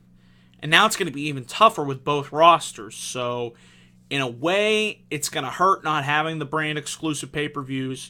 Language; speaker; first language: English; native; English